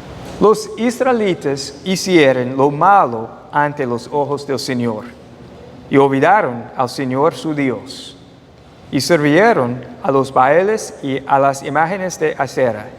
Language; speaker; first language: Spanish; non-native, fluent; English